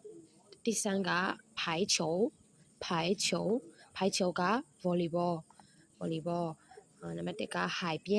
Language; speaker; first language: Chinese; non-native, fluent; Burmese